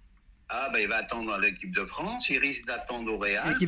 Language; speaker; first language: French; native; French